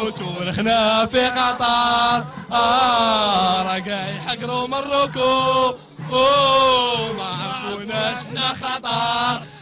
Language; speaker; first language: Arabic; native; Arabic